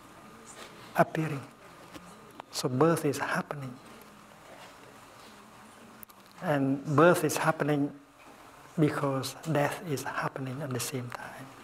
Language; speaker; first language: English; non-native, fluent; Vietnamese